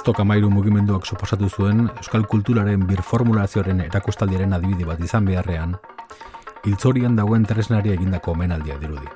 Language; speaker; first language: Basque; native; Basque